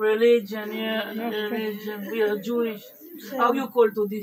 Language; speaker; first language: English; non-native, learner; Hebrew